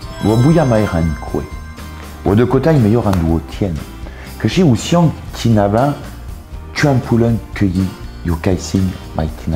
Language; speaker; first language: Chinese; non-native, learner; French